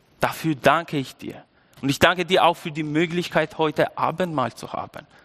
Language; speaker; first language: German; non-native, fluent; Albanian